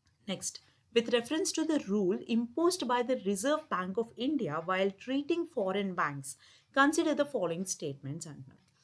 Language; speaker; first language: English; non-native, local second language; Telugu